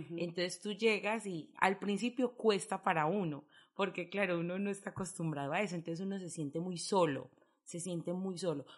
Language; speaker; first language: Spanish; native; Spanish